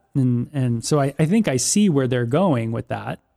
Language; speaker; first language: English; native; English